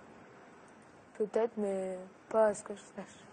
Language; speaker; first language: French; native; French